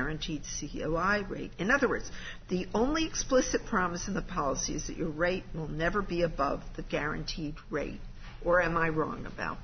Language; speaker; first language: English; native; English